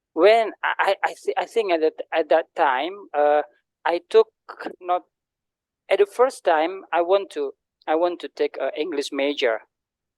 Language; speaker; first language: English; non-native, learner; Indonesian